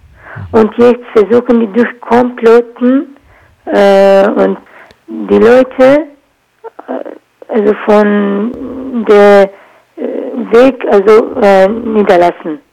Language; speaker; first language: German; non-native, learner; Kurdish